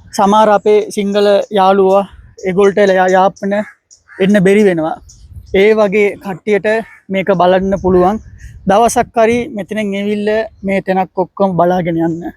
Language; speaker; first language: Sinhala; non-native, local second language; Tamil